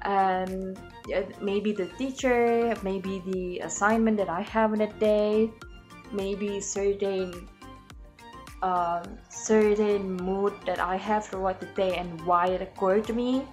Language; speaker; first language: English; non-native, learner; Indonesian